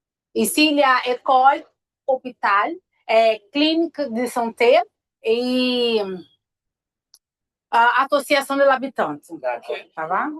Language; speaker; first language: French; non-native, learner; Portuguese